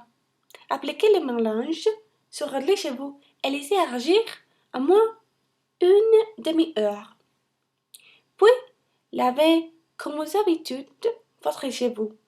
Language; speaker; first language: French; non-native, learner; Spanish